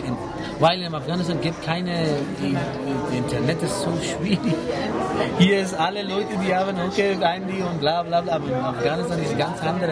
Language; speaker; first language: German; non-native, learner; Persian